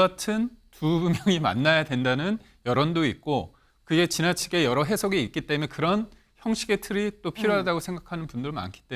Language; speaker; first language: Korean; native; Korean